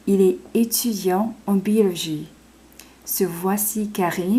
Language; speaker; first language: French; non-native, fluent; English